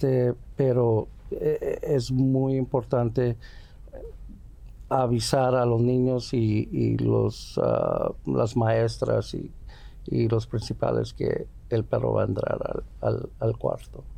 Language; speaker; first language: Spanish; early bilingual, heritage; Spanish